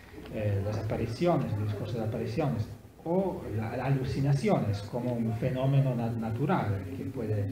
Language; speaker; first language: Spanish; non-native, learner; Italian